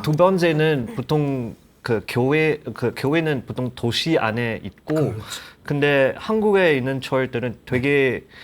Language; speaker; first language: Korean; non-native, learner; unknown